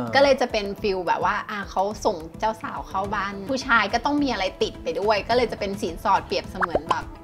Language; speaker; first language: Thai; native; Thai